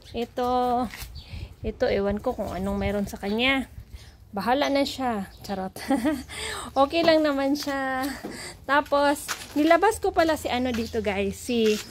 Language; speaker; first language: Filipino; non-native, local second language; Cebuano